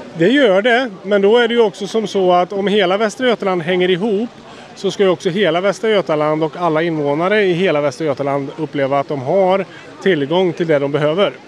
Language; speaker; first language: Swedish; native; Swedish